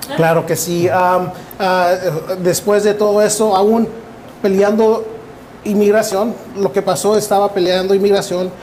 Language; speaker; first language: Spanish; early bilingual, heritage; Spanish